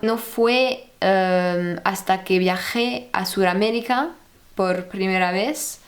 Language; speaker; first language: Spanish; non-native, fluent; French